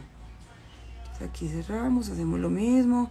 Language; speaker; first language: Spanish; native; Spanish